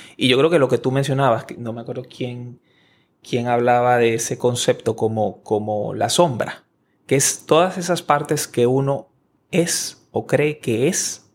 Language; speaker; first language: Spanish; native; Spanish